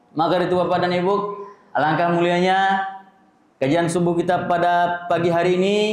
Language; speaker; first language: Malay; non-native, local second language; Minangkabau